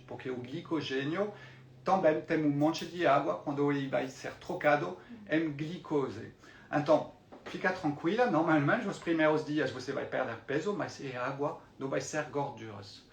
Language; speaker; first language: Portuguese; non-native, fluent; French